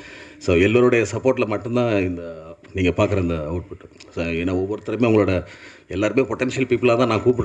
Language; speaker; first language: Tamil; native; Tamil